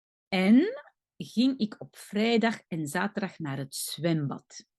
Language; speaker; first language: Dutch; non-native, local second language; French